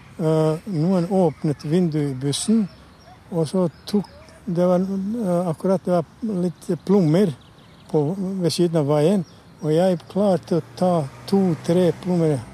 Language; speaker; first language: Norwegian; non-native, learner; Bosnian